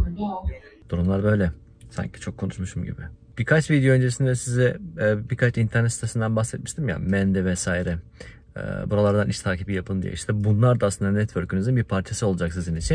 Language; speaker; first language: Turkish; native; Turkish